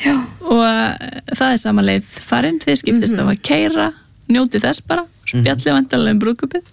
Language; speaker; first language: Icelandic; native; Icelandic